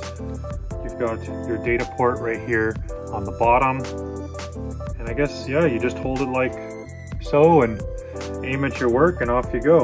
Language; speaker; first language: English; native; English